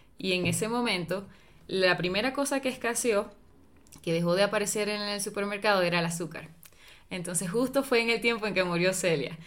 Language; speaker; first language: Spanish; native; Spanish